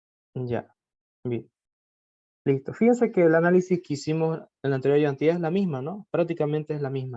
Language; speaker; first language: Spanish; native; Spanish